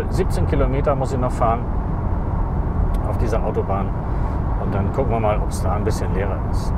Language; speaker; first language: German; native; German